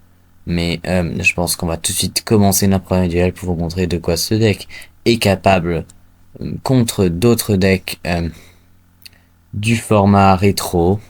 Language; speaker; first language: French; native; French